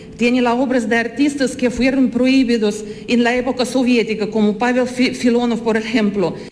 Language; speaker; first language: Spanish; non-native, fluent; Russian